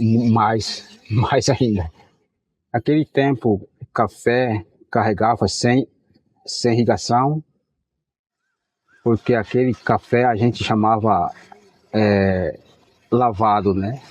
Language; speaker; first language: Portuguese; non-native, local second language; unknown